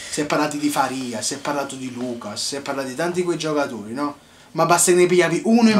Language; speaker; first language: Italian; native; Italian